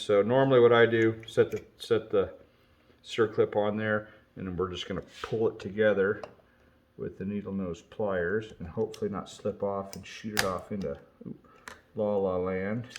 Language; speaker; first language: English; native; English